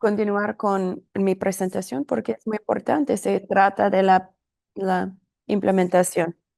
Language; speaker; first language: Spanish; non-native, fluent; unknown